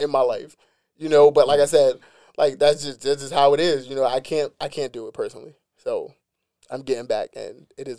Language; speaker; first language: English; native; English